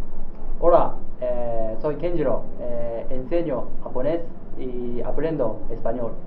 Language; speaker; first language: Spanish; non-native, learner; Japanese